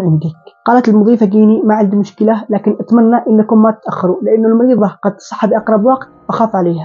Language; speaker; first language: Arabic; native; Arabic